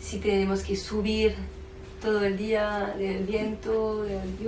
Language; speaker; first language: Spanish; non-native, fluent; French